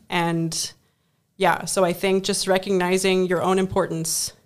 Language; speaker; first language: English; non-native, fluent; German